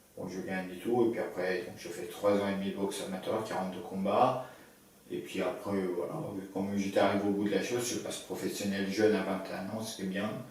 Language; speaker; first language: French; early bilingual, other home language; Persian